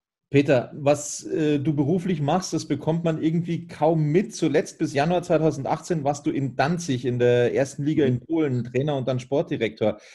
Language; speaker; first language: German; native; German